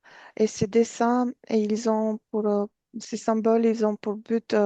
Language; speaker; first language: French; non-native, fluent; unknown